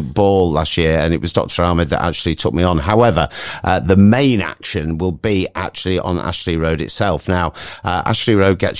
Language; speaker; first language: English; native; English